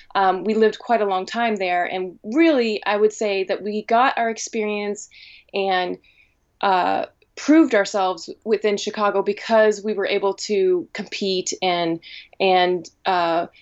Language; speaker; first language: English; native; English